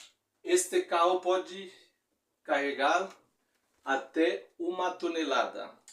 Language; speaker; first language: Portuguese; non-native, fluent; Haitian Creole